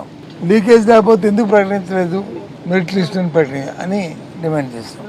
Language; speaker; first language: Telugu; native; Telugu